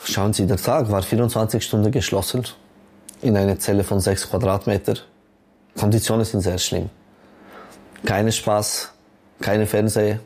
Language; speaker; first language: German; non-native, local second language; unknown